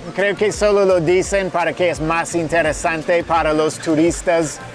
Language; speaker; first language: Spanish; non-native, fluent; English